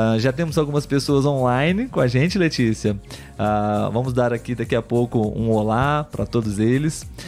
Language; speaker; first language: Portuguese; native; Portuguese